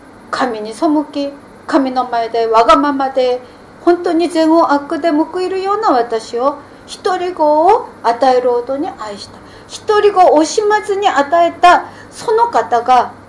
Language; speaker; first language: Japanese; non-native, fluent; Korean